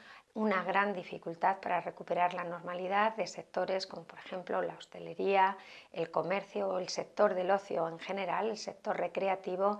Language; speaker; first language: Spanish; native; Spanish